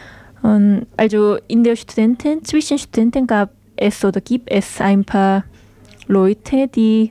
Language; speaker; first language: German; non-native, learner; Korean